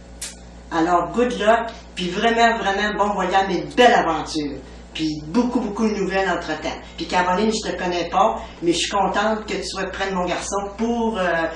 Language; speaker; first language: French; native; French